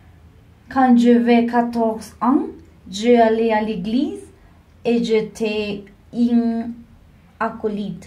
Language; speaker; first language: French; non-native, learner; Spanish